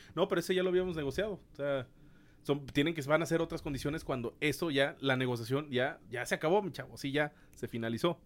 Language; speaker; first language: Spanish; native; Spanish